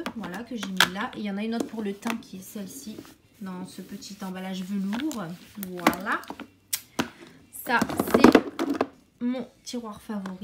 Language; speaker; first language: French; native; French